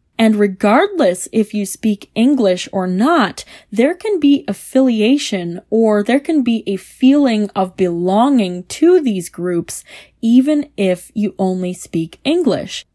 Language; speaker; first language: English; native; English